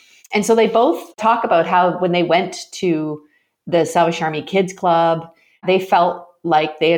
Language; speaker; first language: English; native; English